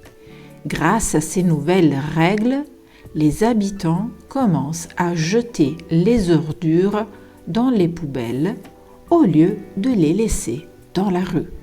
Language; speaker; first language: French; non-native, fluent; Italian